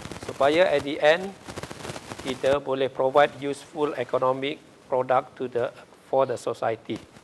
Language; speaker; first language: English; non-native, local second language; Malay